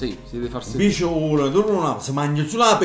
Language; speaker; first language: Italian; native; Italian